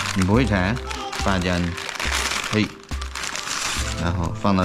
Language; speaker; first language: Chinese; native; Chinese